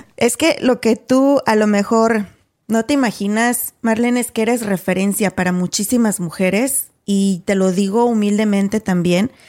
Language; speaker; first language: Spanish; native; Spanish